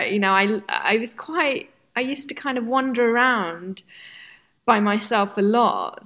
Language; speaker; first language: English; non-native, local second language; Bangla